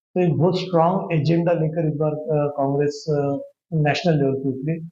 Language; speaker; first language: Hindi; non-native, local second language; Marathi